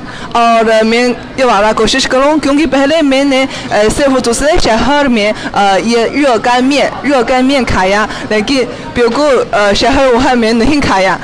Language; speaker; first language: Hindi; non-native, fluent; Chinese